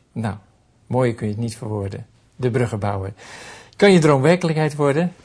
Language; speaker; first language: Dutch; native; Dutch